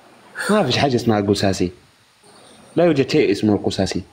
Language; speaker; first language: Arabic; native; Arabic